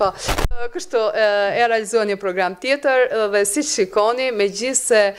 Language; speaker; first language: Albanian; native; Albanian